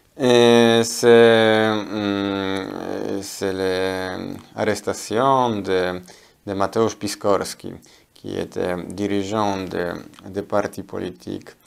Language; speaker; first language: French; non-native, learner; Polish